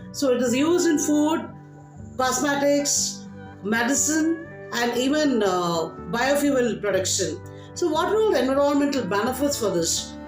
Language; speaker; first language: English; non-native, local second language; Tamil